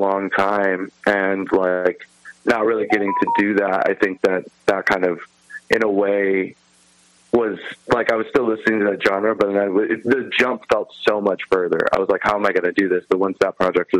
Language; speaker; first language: English; native; English